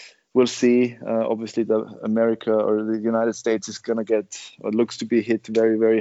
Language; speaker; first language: English; non-native, fluent; German